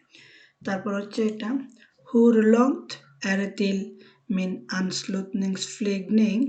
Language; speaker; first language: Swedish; non-native, fluent; Bangla